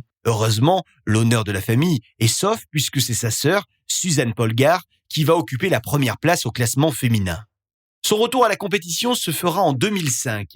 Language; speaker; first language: French; native; French